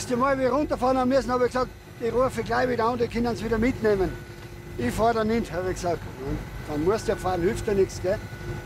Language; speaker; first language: German; native; German